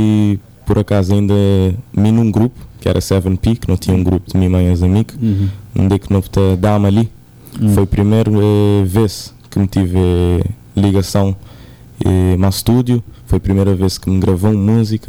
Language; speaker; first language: Portuguese; non-native, local second language; Kabuverdianu